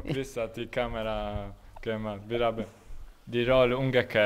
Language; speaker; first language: German; non-native, learner; Italian